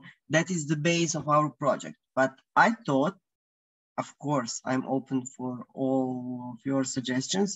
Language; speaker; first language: English; non-native, fluent; Croatian